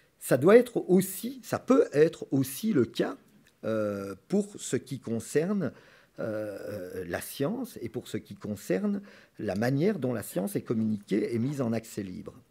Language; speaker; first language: French; native; French